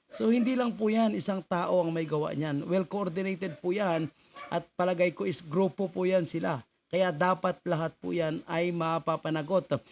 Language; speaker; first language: Filipino; native; Filipino